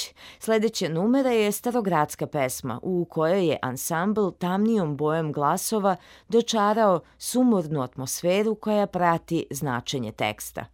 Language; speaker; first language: Serbian; native; Serbian